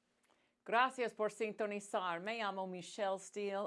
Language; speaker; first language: Spanish; non-native, fluent; English